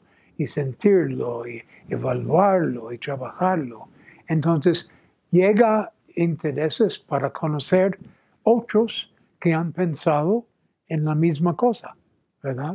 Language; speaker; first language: Spanish; non-native, fluent; English